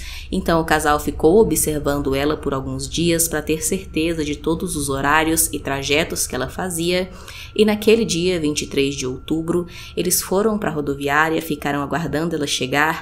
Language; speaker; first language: Portuguese; native; Portuguese